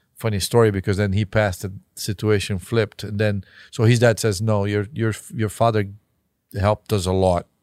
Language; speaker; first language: English; non-native, fluent; Portuguese